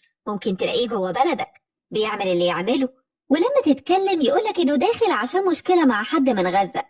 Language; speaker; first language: Arabic; native; Arabic